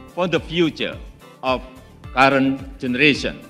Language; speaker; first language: English; non-native, fluent; Javanese